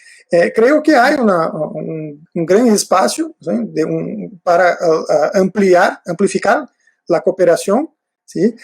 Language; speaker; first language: Spanish; non-native, fluent; Portuguese